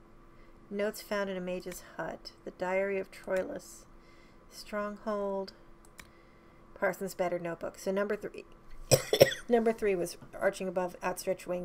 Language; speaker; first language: English; native; English